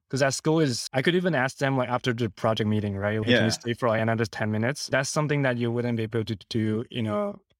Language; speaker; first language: English; non-native, local second language; Cantonese